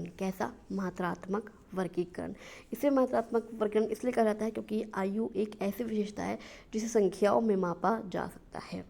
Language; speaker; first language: Hindi; native; Hindi